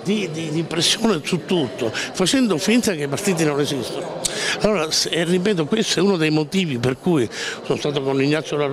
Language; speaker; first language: Italian; native; Italian